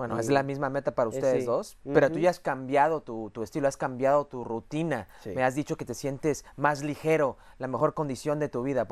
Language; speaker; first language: Spanish; native; Spanish